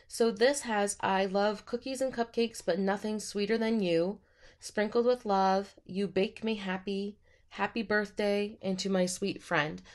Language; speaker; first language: English; native; English